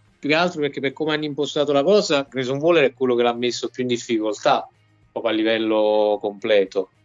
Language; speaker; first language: Italian; native; Italian